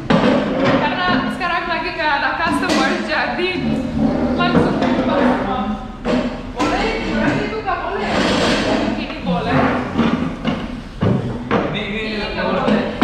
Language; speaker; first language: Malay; non-native, fluent; English